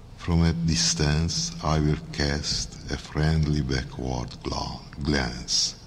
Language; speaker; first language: English; non-native, fluent; Hungarian